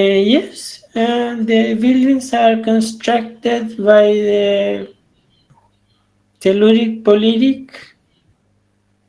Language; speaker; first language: English; non-native, learner; Spanish